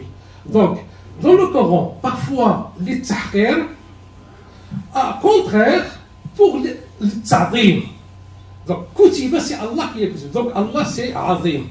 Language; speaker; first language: French; non-native, learner; Arabic